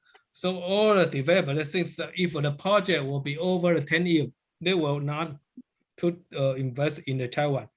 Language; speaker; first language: English; non-native, learner; Chinese